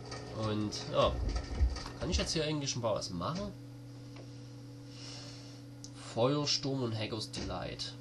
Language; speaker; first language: German; native; German